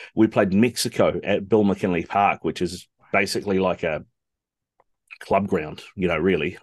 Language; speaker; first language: English; native; English